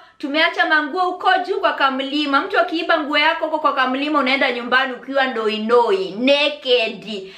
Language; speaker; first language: Swahili; native; Swahili